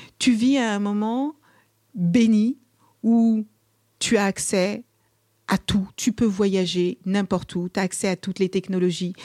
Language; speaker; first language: French; early bilingual, other home language; Kabuverdianu